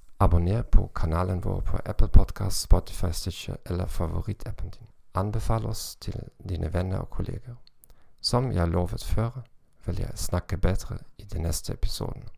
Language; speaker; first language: Norwegian; non-native, learner; German